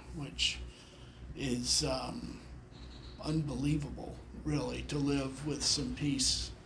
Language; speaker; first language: English; native; English